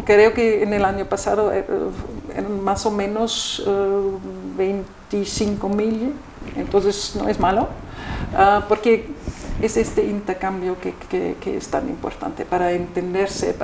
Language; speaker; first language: Spanish; non-native, fluent; German